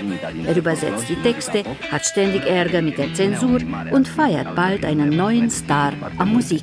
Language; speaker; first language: German; native; German